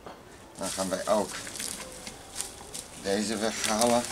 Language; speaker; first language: Dutch; non-native, learner; Arabic